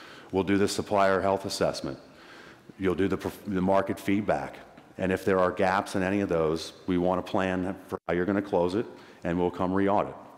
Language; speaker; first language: English; native; English